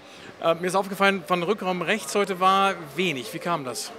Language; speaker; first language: German; native; German